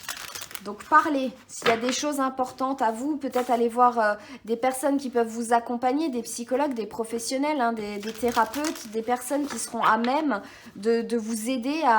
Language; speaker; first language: French; native; French